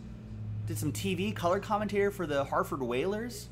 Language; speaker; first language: English; native; English